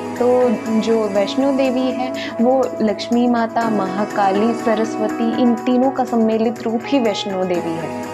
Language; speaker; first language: Hindi; native; Hindi